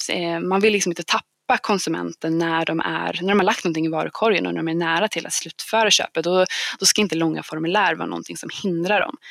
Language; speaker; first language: Swedish; native; Swedish